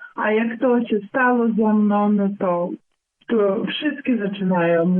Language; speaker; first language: Polish; non-native, learner; Ukrainian